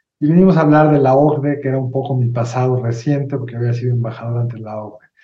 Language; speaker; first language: Spanish; native; Spanish